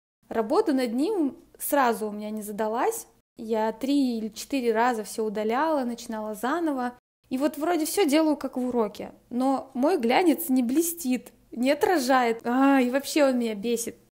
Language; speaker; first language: Russian; native; Russian